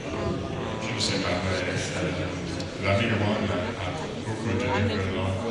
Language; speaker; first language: French; non-native, learner; English